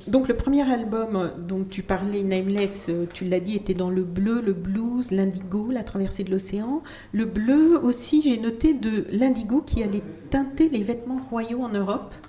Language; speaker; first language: French; native; French